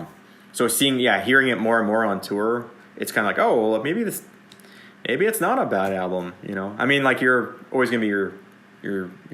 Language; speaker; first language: English; native; English